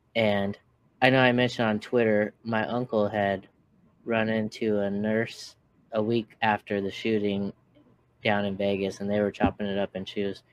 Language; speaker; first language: English; native; English